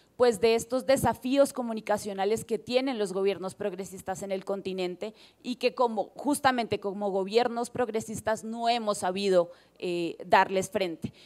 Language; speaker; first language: Spanish; native; Spanish